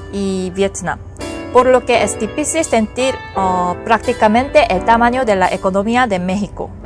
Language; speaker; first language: Spanish; non-native, fluent; Korean